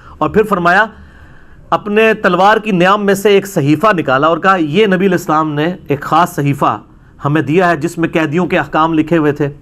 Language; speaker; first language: Urdu; non-native, local second language; Punjabi